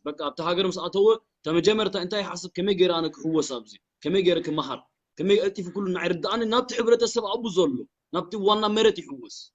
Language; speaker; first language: Tigrinya; early bilingual, heritage; Tigrinya